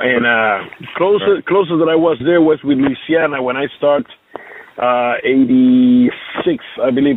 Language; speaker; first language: English; non-native, learner; Spanish